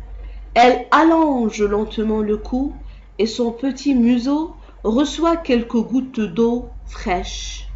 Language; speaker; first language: French; non-native, local second language; Arabic